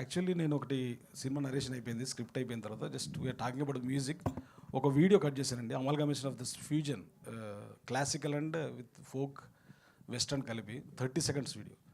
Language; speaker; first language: Telugu; native; Telugu